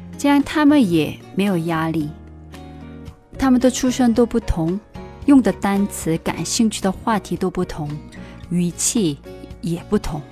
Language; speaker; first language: Chinese; non-native, fluent; Korean